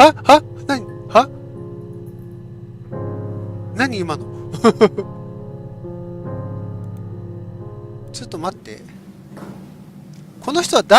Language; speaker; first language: Japanese; native; Japanese